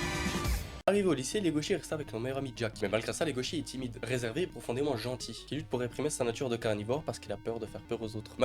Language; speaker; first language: French; native; French